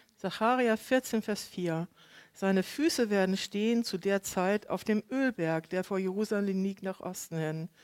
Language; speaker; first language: German; native; German